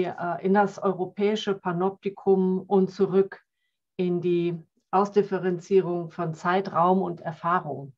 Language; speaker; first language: German; native; German